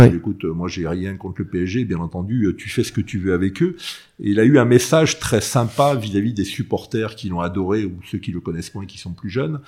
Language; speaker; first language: French; native; French